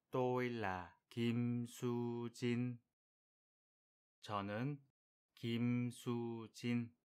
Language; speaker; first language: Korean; non-native, fluent; Vietnamese